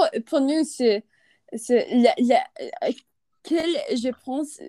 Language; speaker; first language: French; non-native, learner; English